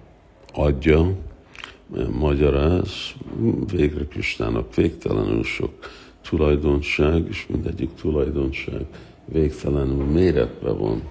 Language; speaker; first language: Hungarian; early bilingual, heritage; Hungarian